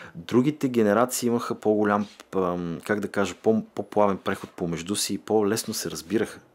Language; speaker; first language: Bulgarian; native; Bulgarian